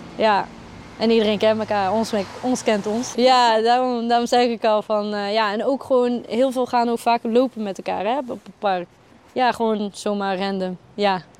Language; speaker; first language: Dutch; early bilingual, other home language; Arabic